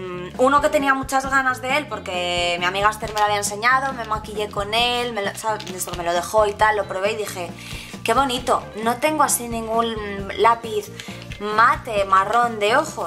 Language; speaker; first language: Spanish; native; Spanish